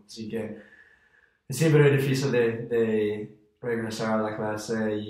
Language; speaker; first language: Spanish; non-native, fluent; English